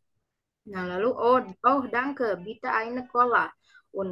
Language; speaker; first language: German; non-native, fluent; Indonesian